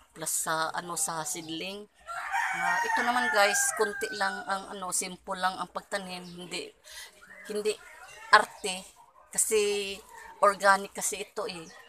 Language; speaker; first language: Filipino; non-native, local second language; Cebuano